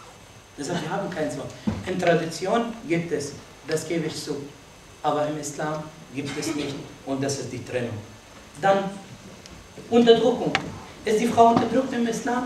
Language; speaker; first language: German; non-native, fluent; Arabic